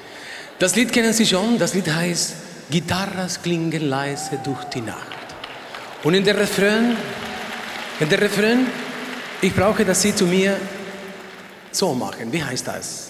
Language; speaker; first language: German; non-native, learner; Spanish